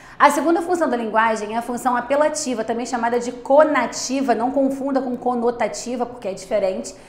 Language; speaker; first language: Portuguese; native; Portuguese